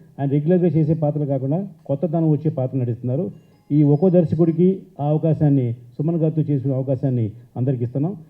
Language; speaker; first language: Telugu; native; Telugu